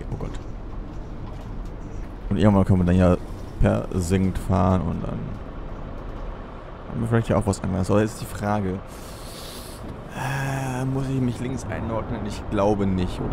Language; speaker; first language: German; native; German